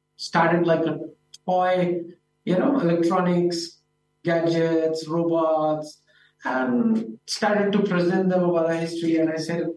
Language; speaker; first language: English; non-native, local second language; Urdu